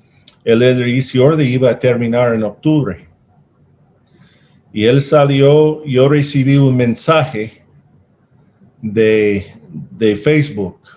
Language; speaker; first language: Spanish; non-native, fluent; English